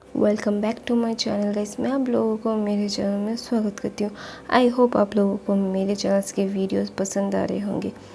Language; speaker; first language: Hindi; non-native, local second language; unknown